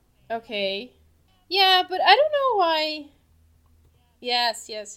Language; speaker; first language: English; non-native, fluent; Portuguese